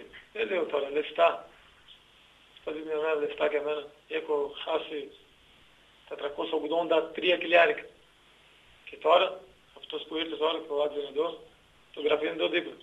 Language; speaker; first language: Greek; non-native, learner; Portuguese